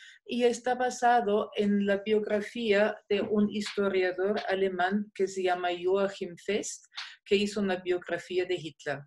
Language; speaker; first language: Spanish; non-native, fluent; German